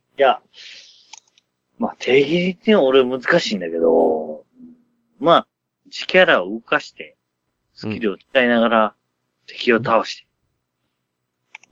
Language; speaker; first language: Japanese; native; Japanese